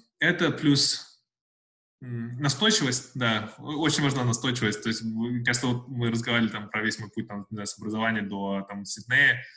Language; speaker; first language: Russian; native; Russian